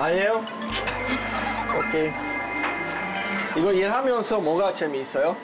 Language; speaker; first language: Korean; non-native, learner; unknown